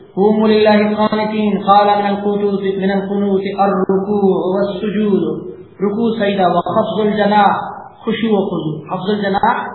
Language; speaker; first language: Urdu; native; Urdu